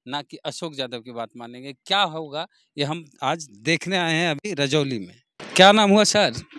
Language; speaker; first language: Hindi; native; Hindi